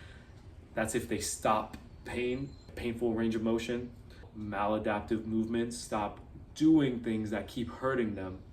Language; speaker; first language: English; native; English